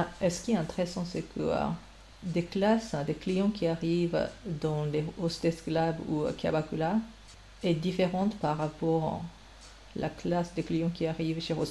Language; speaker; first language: French; non-native, fluent; Japanese